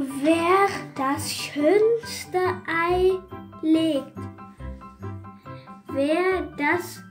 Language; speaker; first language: German; early bilingual, other home language; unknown